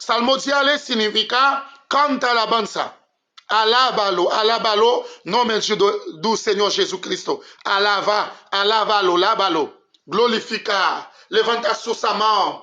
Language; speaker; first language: Portuguese; non-native, learner; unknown